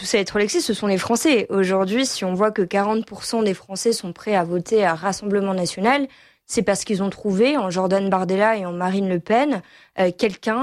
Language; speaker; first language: French; native; French